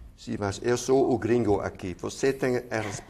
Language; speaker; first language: Portuguese; non-native, fluent; Dutch